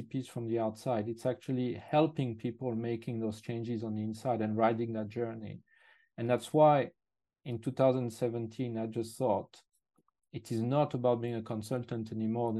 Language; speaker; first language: English; non-native, fluent; French